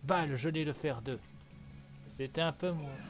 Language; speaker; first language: French; native; French